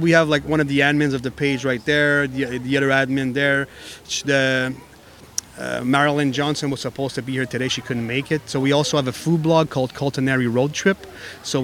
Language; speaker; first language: English; native; English